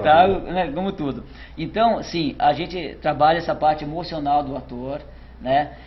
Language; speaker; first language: Portuguese; native; Portuguese